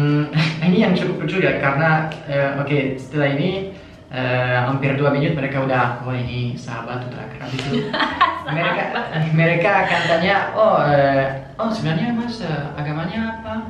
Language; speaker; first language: Indonesian; non-native, fluent; French